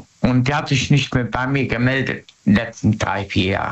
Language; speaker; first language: German; native; German